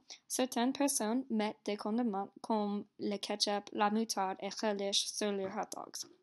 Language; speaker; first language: French; non-native, learner; English